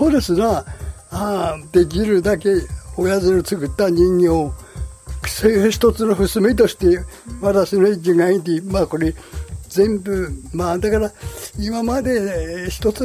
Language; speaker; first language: Japanese; native; Japanese